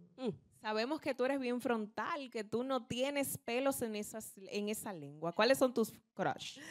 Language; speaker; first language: Spanish; native; Spanish